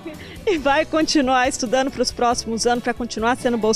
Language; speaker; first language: Portuguese; native; Portuguese